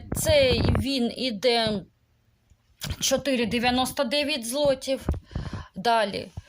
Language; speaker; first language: Ukrainian; non-native, local second language; Russian